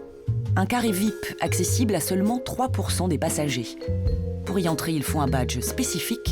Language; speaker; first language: French; native; French